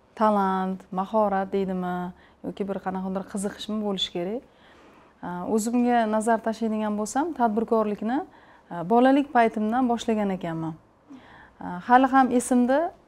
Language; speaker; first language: Uzbek; native; Uzbek